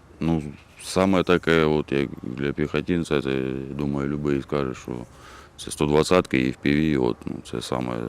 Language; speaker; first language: Ukrainian; non-native, local second language; Russian